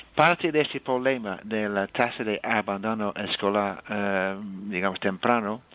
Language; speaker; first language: Spanish; non-native, fluent; English